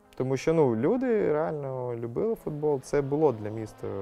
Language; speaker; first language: Ukrainian; native; Ukrainian